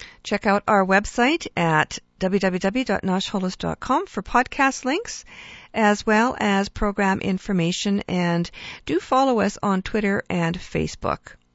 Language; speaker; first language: English; native; English